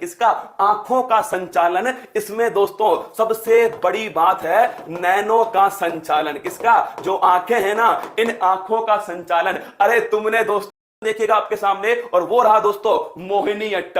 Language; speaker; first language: Hindi; native; Hindi